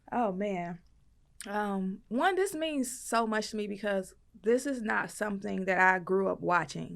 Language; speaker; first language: English; native; English